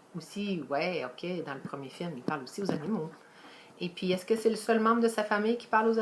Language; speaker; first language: French; native; French